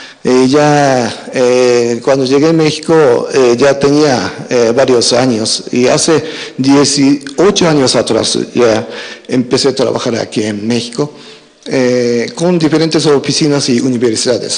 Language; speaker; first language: Spanish; non-native, fluent; Japanese